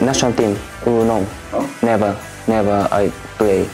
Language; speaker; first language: English; non-native, learner; Japanese